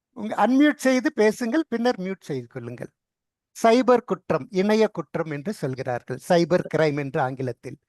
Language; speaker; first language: Tamil; non-native, local second language; Telugu